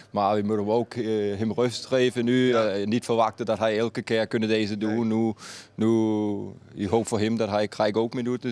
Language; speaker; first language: Dutch; non-native, fluent; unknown